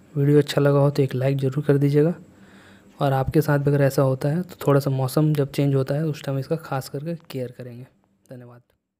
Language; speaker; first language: Hindi; native; Hindi